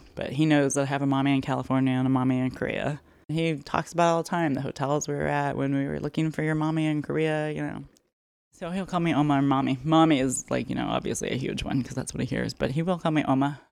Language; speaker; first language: English; early bilingual, other home language; Korean